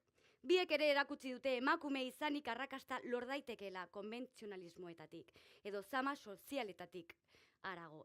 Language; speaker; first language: Basque; native; Basque